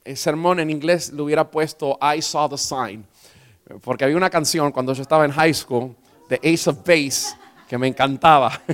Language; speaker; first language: Spanish; early bilingual, heritage; Spanish